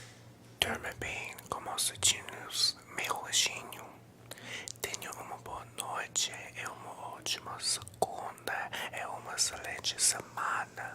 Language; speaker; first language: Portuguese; non-native, learner; English